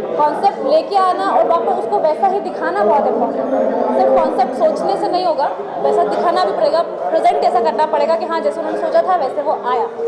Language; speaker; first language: Hindi; non-native, local second language; Bhojpuri